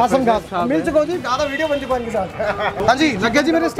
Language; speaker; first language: Hindi; native; Hindi